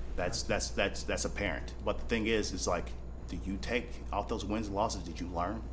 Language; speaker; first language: English; native; English